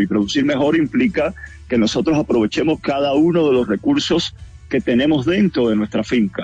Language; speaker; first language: Spanish; native; Spanish